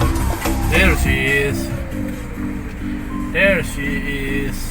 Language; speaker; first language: English; non-native, local second language; Malay